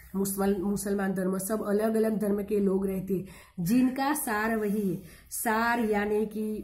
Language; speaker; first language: Hindi; non-native, local second language; Gujarati